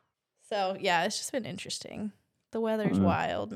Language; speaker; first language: English; native; English